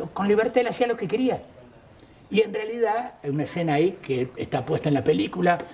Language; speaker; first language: Spanish; native; Spanish